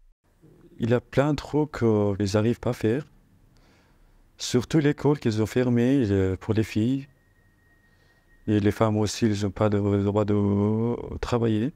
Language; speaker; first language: French; non-native, fluent; Persian